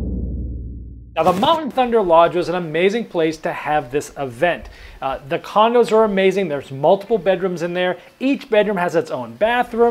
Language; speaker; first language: English; native; English